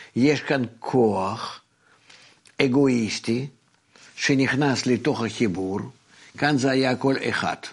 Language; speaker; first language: Hebrew; non-native, fluent; Russian